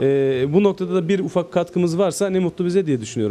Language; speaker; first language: Turkish; native; Turkish